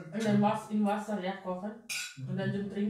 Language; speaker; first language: German; non-native, learner; Indonesian